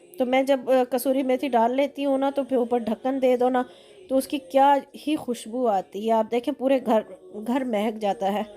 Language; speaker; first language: Urdu; non-native, local second language; Punjabi